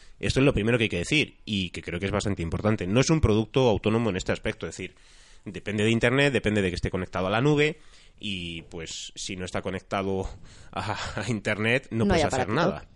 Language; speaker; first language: Spanish; native; Spanish